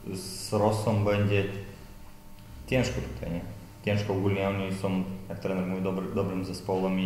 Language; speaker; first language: Polish; non-native, fluent; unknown